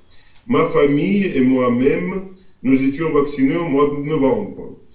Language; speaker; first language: French; non-native, fluent; Russian